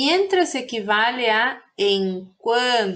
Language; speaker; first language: Spanish; non-native, fluent; Portuguese